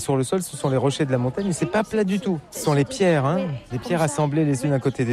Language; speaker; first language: French; native; French